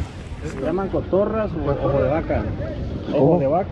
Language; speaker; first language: Spanish; native; Spanish